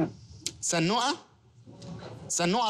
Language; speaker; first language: Arabic; native; Arabic